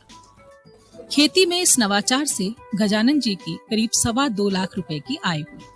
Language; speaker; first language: Hindi; native; Hindi